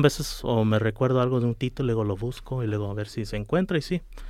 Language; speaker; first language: Spanish; early bilingual, heritage; Spanish